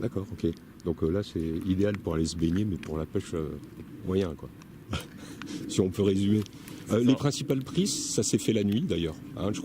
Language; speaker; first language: French; native; French